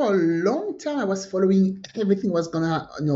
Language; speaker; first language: English; non-native, fluent; French